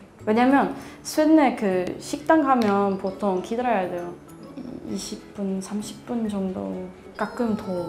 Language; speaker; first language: Korean; non-native, learner; Swedish